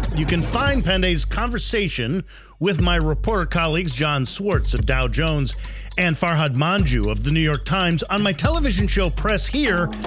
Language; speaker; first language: English; native; English